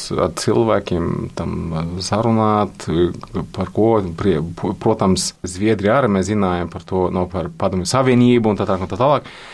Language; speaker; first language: Latvian; non-native, learner; Swedish